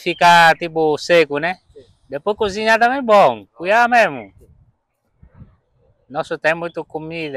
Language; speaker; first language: Portuguese; non-native, learner; Vietnamese